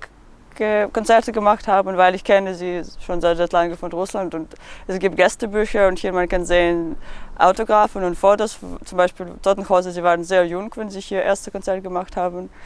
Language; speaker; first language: German; non-native, learner; Russian